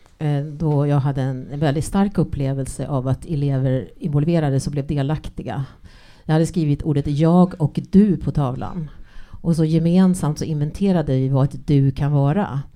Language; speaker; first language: Swedish; early bilingual, other home language; English